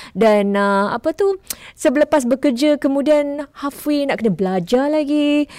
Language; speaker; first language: Malay; native; Malay